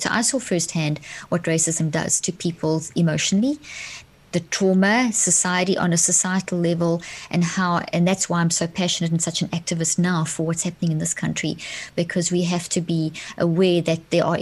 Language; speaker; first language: English; native; English